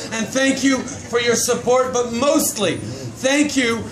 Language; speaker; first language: English; early bilingual, other home language; French